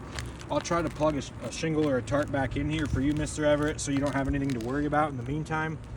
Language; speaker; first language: English; native; English